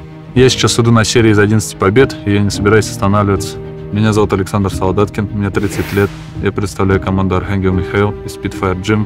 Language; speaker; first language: Russian; native; Russian